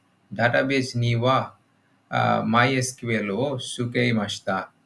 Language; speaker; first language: Japanese; non-native, learner; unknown